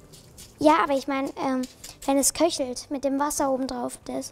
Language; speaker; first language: German; native; German